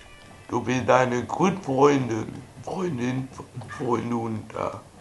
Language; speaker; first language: German; non-native, learner; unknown